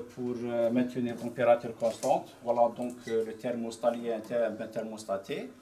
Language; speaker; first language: French; non-native, local second language; Arabic